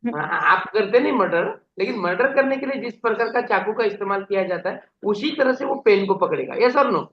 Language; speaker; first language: Hindi; non-native, local second language; Marathi